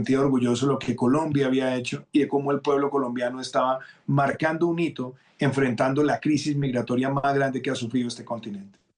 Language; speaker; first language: Spanish; native; Spanish